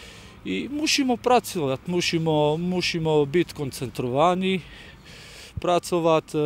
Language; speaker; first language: Polish; non-native, learner; Slovenian